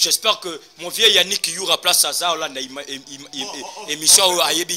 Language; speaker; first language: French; non-native, local second language; Lingala